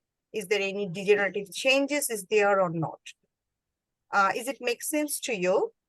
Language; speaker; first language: English; non-native, learner; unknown